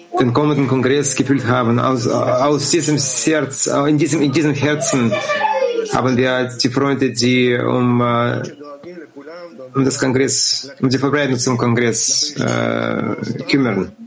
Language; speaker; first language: German; non-native, fluent; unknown